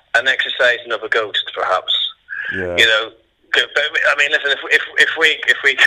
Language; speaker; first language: English; native; English